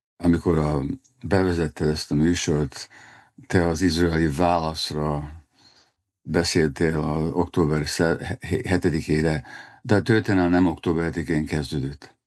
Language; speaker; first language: Hungarian; native; Hungarian